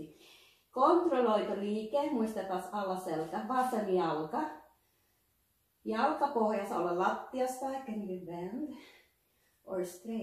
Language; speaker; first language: Finnish; non-native, learner; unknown